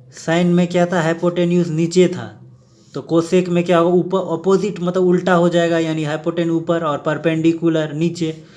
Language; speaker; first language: Hindi; native; Hindi